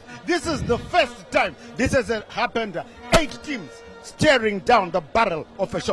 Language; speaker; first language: English; non-native, local second language; Shona